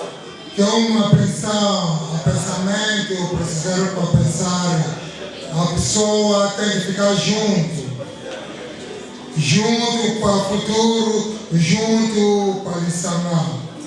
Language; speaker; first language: Portuguese; non-native, learner; Lingala